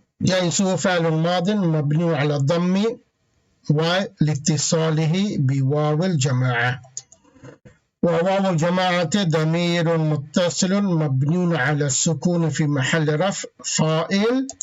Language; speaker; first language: Arabic; non-native, fluent; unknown